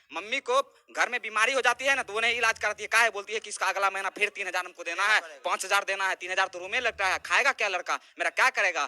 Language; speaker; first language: Hindi; native; Hindi